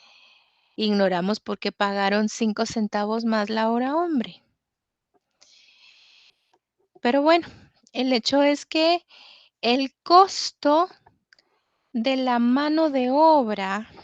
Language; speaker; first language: Spanish; native; Spanish